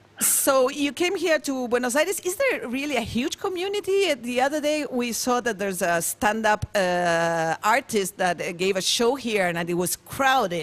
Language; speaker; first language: English; non-native, learner; Spanish